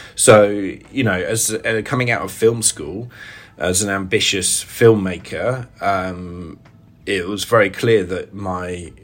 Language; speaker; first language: English; native; English